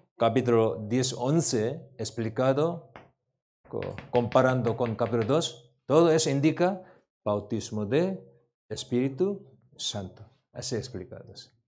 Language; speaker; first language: Spanish; non-native, learner; Korean